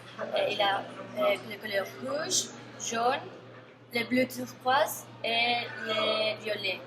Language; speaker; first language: French; non-native, learner; Spanish